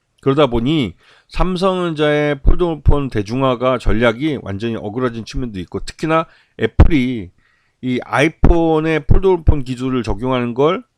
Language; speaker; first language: Korean; native; Korean